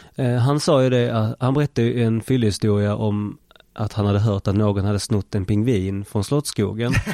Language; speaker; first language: Swedish; native; Swedish